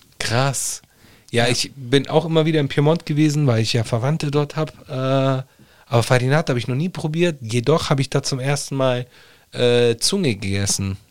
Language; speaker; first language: German; early bilingual, other home language; Italian